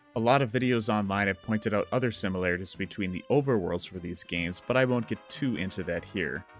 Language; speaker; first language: English; native; English